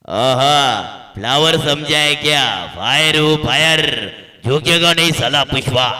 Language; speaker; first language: Hindi; non-native, local second language; Marathi